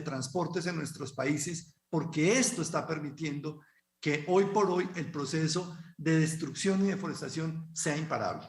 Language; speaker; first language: Spanish; native; Spanish